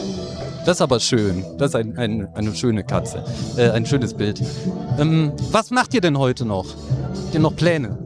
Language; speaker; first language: German; native; German